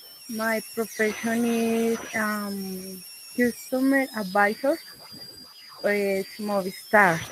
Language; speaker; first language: English; non-native, learner; Spanish